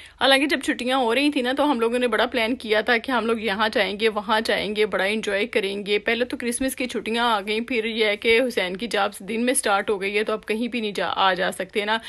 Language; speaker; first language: Urdu; native; Urdu